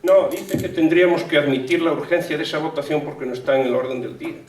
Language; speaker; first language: Spanish; non-native, local second language; Galician